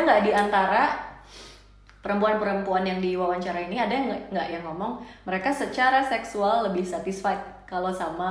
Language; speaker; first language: Indonesian; native; Indonesian